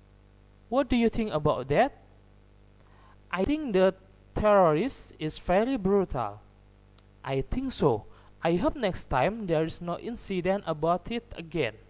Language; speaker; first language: English; non-native, learner; Indonesian